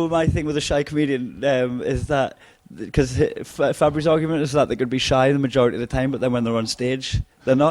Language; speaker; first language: English; native; English